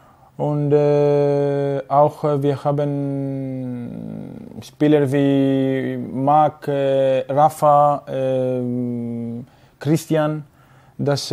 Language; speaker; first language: German; non-native, learner; Greek